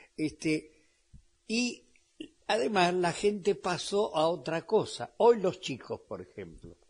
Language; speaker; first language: Spanish; native; Spanish